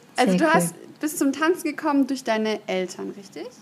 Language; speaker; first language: German; native; German